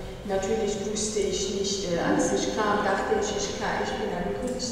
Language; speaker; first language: German; non-native, fluent; Persian